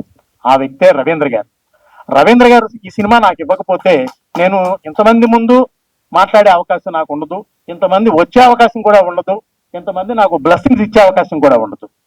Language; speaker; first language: Telugu; native; Telugu